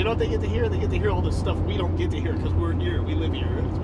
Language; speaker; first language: English; native; English